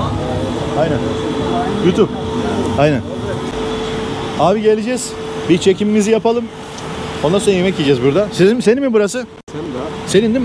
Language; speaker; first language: Turkish; native; Turkish